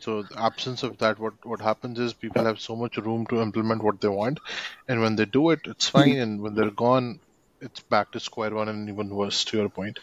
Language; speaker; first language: English; non-native, local second language; Hindi